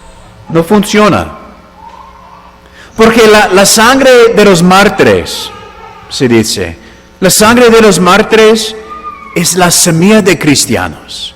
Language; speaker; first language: Spanish; non-native, fluent; English